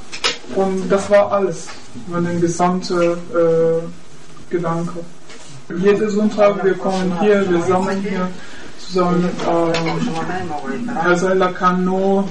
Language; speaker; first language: German; non-native, learner; Persian